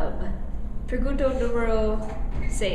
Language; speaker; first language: Spanish; non-native, learner; English